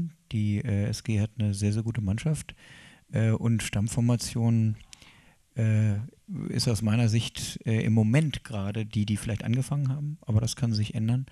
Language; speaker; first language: German; native; German